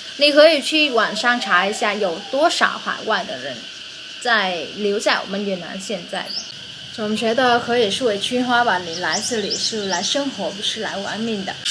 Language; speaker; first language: Chinese; non-native, fluent; Vietnamese